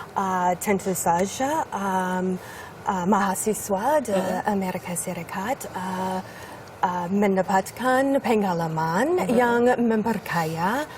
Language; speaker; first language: Indonesian; non-native, fluent; English